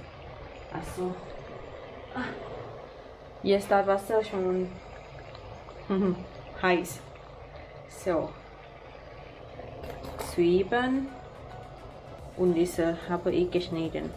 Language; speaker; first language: German; non-native, learner; Thai